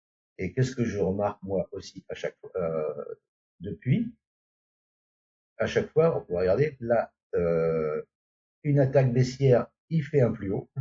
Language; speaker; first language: French; native; French